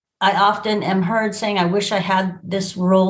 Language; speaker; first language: English; native; English